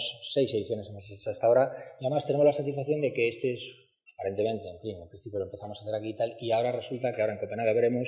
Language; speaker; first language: Spanish; native; Spanish